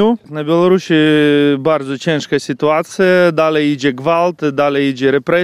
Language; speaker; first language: Polish; non-native, learner; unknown